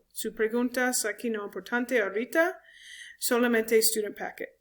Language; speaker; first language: Spanish; non-native, learner; English